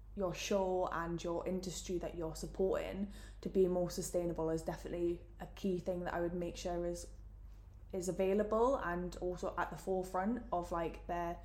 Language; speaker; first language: English; native; English